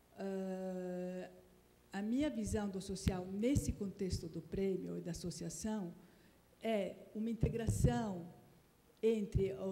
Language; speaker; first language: Portuguese; non-native, fluent; Italian